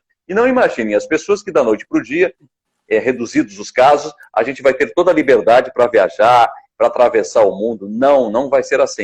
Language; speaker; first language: Portuguese; native; Portuguese